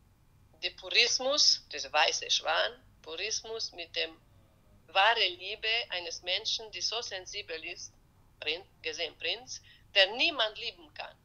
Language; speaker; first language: German; non-native, fluent; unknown